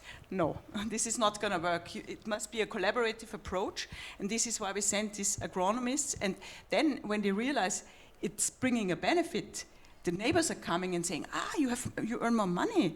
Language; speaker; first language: English; non-native, fluent; German